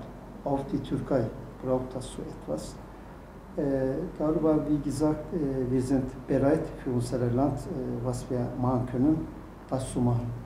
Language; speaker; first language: German; non-native, learner; Turkish